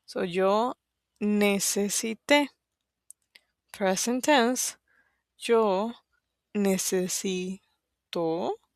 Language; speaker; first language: Spanish; non-native, fluent; English